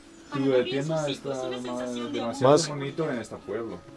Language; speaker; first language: Spanish; non-native, learner; English